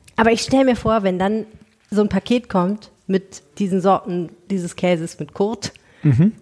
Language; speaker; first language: German; early bilingual, other home language; Russian